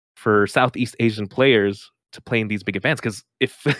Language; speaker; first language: English; non-native, local second language; Filipino